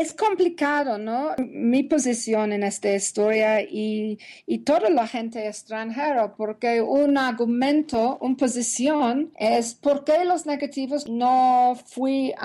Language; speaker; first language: Spanish; non-native, learner; English